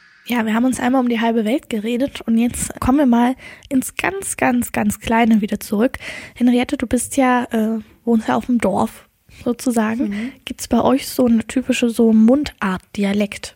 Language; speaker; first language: German; native; German